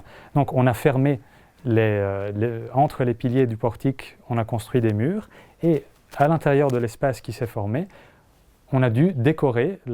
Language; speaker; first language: French; non-native, fluent; Italian